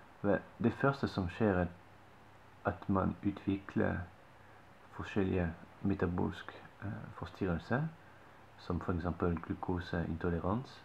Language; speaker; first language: Norwegian; non-native, fluent; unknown